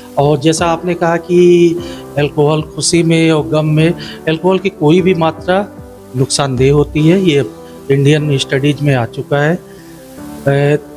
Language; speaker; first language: Hindi; native; Hindi